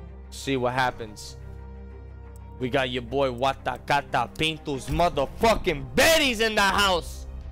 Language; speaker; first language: English; early bilingual, other home language; Spanish